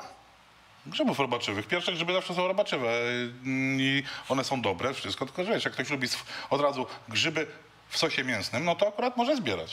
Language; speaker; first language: Polish; native; Polish